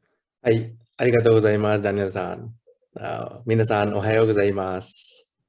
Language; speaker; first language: Japanese; non-native, learner; Hindi